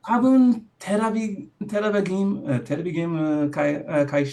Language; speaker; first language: Japanese; non-native, learner; English